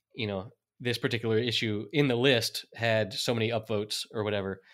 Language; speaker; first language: English; native; English